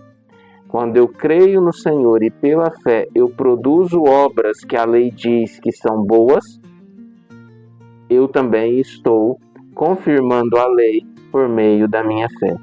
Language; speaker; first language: Portuguese; native; Portuguese